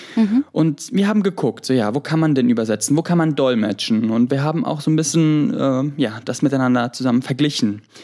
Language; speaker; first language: German; early bilingual, other home language; Greek